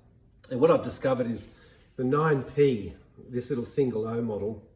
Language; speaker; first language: English; native; English